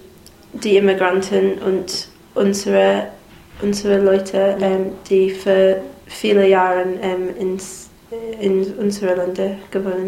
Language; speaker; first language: German; non-native, learner; English